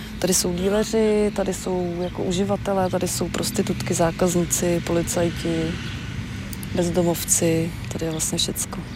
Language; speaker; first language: Czech; native; Czech